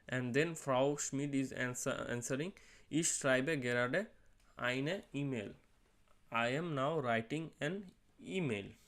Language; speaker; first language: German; non-native, learner; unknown